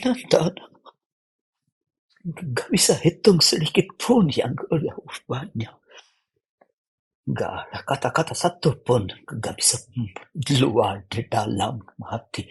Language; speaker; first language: Indonesian; non-native, fluent; Hindi